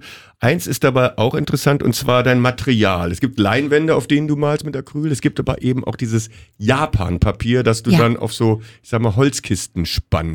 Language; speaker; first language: German; native; German